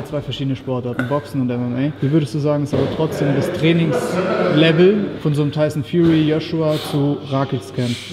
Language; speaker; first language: German; native; German